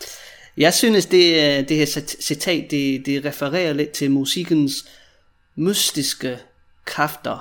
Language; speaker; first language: Danish; non-native, learner; English